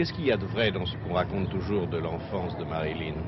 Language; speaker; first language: French; native; French